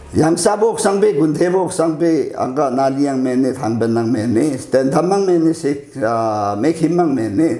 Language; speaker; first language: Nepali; non-native, local second language; Limbu